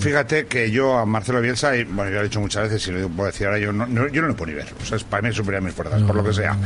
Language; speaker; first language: Spanish; native; Spanish